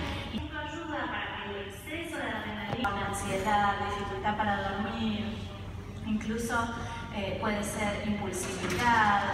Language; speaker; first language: Spanish; native; Spanish